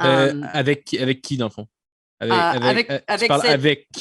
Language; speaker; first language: French; native; French